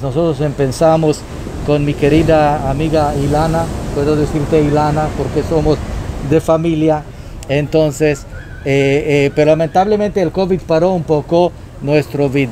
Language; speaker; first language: Spanish; non-native, fluent; Hebrew